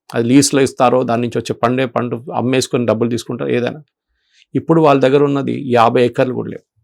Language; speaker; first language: Telugu; non-native, fluent; Malayalam